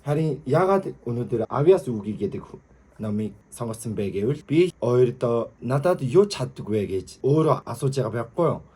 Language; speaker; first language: Mongolian; non-native, learner; Korean